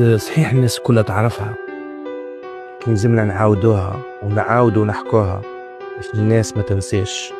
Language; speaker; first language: Arabic; native; Arabic